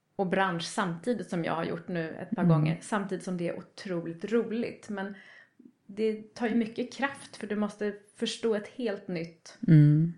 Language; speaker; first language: Swedish; native; Swedish